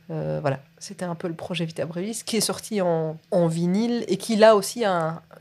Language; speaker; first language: French; native; French